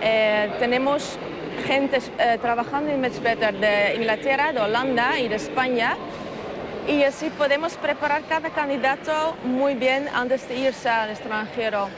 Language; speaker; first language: Spanish; non-native, fluent; Dutch